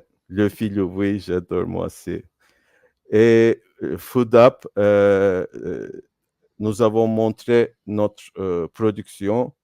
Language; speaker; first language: French; non-native, fluent; Turkish